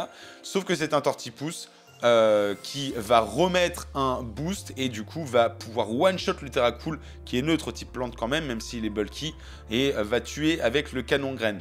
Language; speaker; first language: French; native; French